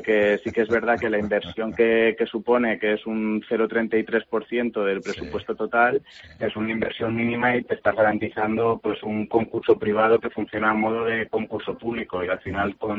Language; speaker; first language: Spanish; native; Spanish